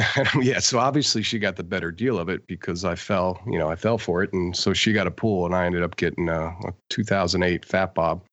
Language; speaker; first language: English; native; English